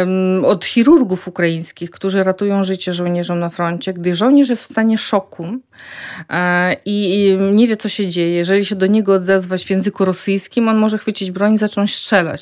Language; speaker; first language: Polish; non-native, fluent; Ukrainian